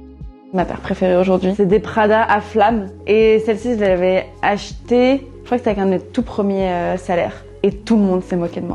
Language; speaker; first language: French; native; French